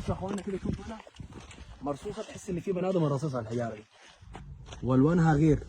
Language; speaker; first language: Arabic; native; Arabic